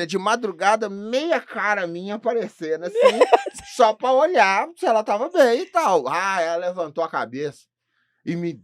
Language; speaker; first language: Portuguese; native; Portuguese